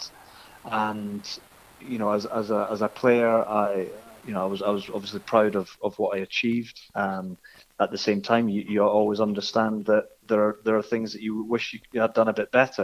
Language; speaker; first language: English; native; English